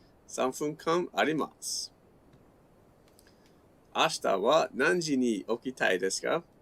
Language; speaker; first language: Japanese; non-native, learner; English